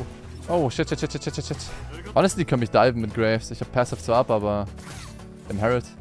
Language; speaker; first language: German; native; German